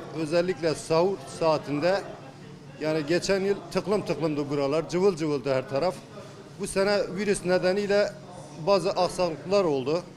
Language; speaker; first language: Turkish; native; Turkish